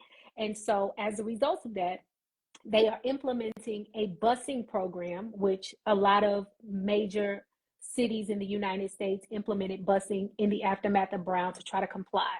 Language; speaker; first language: English; native; English